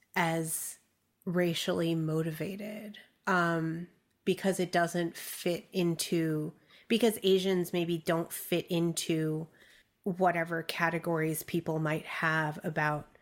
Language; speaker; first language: English; early bilingual, other home language; Chinese